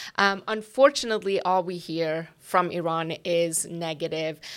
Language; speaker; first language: English; non-native, fluent; Persian